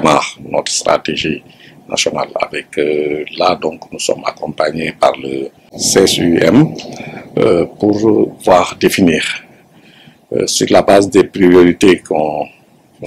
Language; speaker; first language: French; non-native, local second language; Wolof